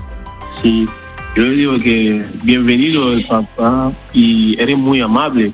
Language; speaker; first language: Spanish; non-native, learner; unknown